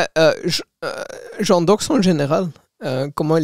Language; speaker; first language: French; non-native, local second language; Dutch